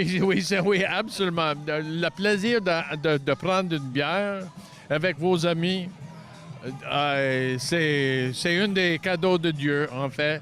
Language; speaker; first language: French; non-native, local second language; English